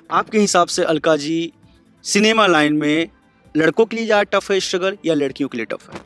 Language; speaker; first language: Hindi; native; Hindi